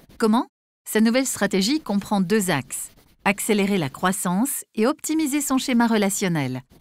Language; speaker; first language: French; native; French